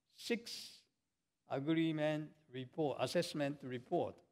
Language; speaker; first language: English; non-native, fluent; Japanese